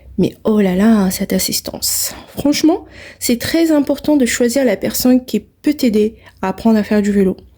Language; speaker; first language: French; non-native, local second language; Arabic